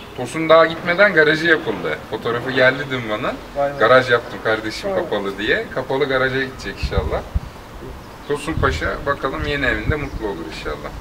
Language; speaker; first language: Turkish; native; Turkish